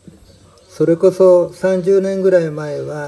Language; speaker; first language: Japanese; native; Japanese